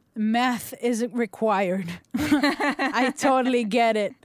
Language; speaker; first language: English; non-native, local second language; Hebrew